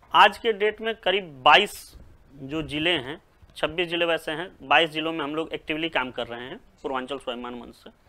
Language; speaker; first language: Hindi; native; Hindi